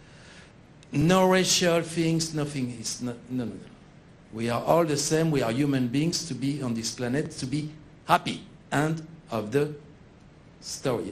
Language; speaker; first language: English; non-native, fluent; French